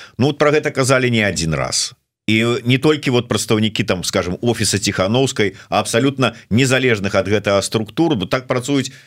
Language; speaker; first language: Belarusian; non-native, local second language; Russian